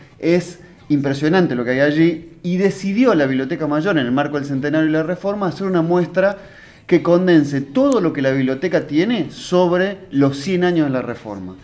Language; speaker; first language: Spanish; native; Spanish